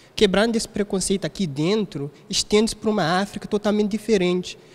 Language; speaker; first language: Portuguese; non-native, local second language; Kabuverdianu